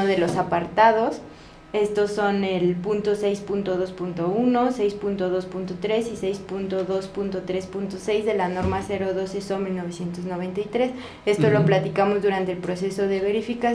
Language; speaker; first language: Spanish; native; Spanish